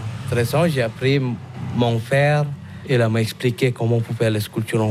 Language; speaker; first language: French; non-native, learner; Balinese